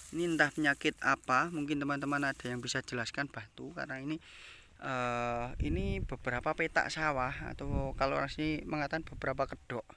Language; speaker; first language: Indonesian; non-native, local second language; Javanese